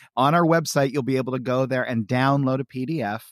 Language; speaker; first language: English; native; English